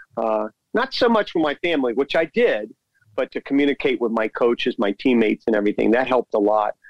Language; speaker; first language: English; native; English